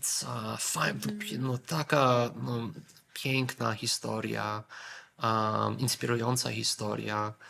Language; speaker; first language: Polish; early bilingual, heritage; Polish